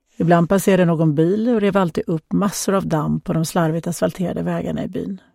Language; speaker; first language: Swedish; non-native, fluent; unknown